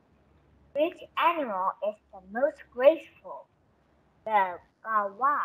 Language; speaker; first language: English; non-native, learner; Korean